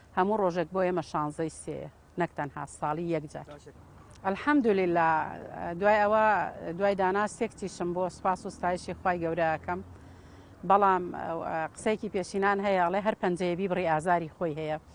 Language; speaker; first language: Central Kurdish; native; Central Kurdish